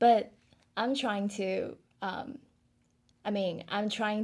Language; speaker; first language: English; non-native, fluent; Chinese